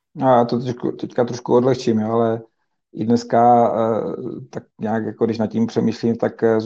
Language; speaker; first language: Czech; native; Czech